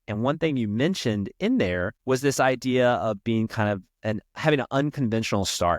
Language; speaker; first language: English; native; English